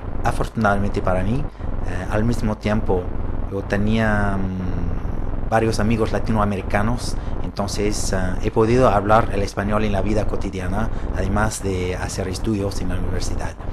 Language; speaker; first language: Spanish; non-native, fluent; English